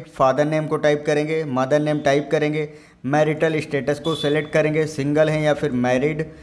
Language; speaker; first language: Hindi; native; Hindi